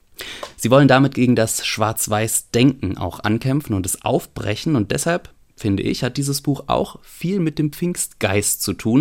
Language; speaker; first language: German; native; German